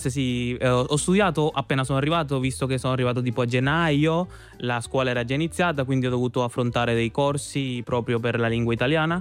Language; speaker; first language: Italian; non-native, fluent; Spanish